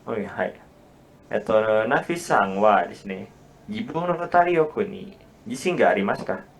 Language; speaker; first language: Japanese; non-native, fluent; Indonesian